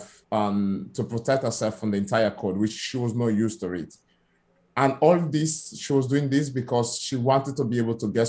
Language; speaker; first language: English; non-native, fluent; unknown